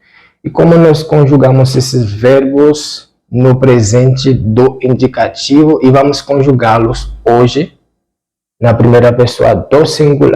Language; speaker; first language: Portuguese; non-native, fluent; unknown